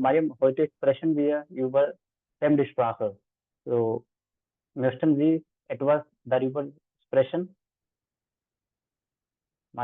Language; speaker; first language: German; non-native, fluent; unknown